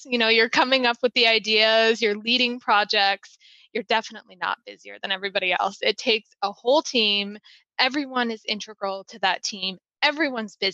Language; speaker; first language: English; native; English